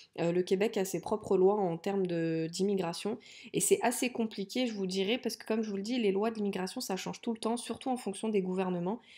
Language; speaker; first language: French; native; French